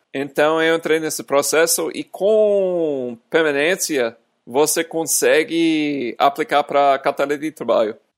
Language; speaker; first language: Portuguese; non-native, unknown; English